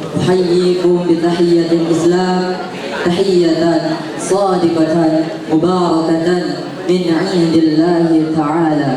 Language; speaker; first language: Arabic; non-native, learner; Indonesian